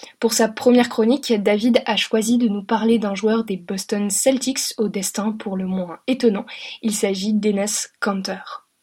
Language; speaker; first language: French; native; French